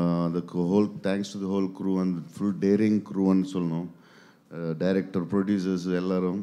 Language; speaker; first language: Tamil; non-native, learner; Telugu